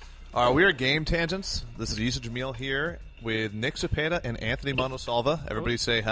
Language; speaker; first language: English; native; English